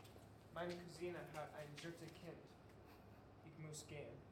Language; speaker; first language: German; non-native, learner; English